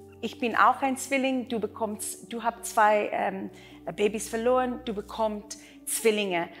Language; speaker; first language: German; non-native, learner; Afrikaans